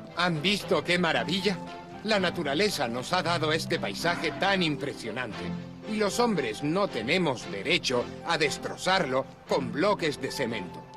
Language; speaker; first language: Spanish; native; Spanish